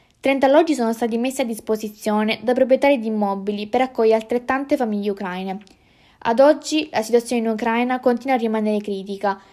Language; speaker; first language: Italian; native; Italian